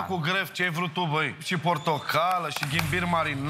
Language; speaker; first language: Romanian; native; Romanian